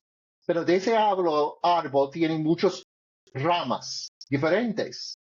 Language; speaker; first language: Spanish; non-native, learner; English